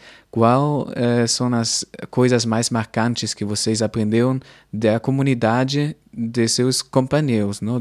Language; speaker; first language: Portuguese; non-native, fluent; German